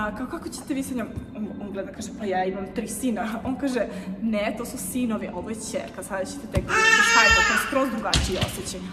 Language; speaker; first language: Serbian; non-native, fluent; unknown